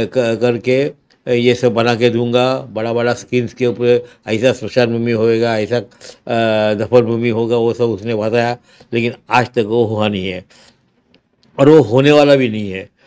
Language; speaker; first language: Hindi; non-native, local second language; Marathi